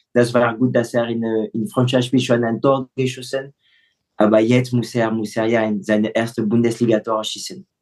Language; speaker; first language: German; non-native, fluent; French